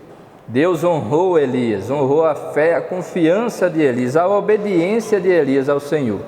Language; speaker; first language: Portuguese; native; Portuguese